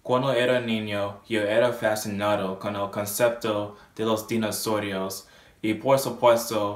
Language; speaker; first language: Spanish; non-native, learner; English